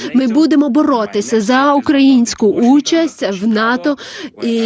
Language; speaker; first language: Ukrainian; non-native, learner; Lithuanian